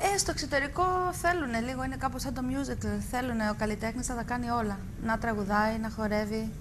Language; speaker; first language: Greek; early bilingual, heritage; Greek